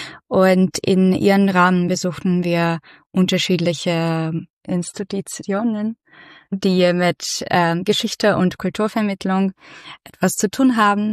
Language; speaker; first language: German; non-native, fluent; Russian